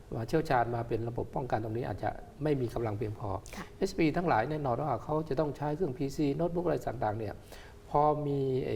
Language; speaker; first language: Thai; native; Thai